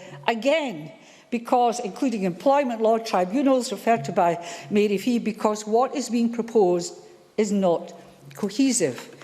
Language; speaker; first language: English; native; English